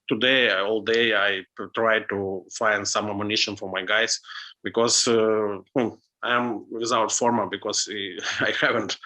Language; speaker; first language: English; non-native, learner; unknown